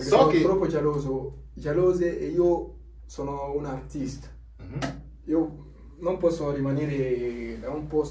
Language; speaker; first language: Italian; non-native, learner; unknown